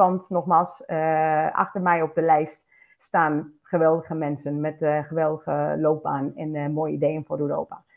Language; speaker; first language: Dutch; non-native, fluent; Spanish